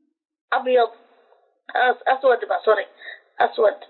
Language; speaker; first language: Arabic; non-native, learner; Tigrinya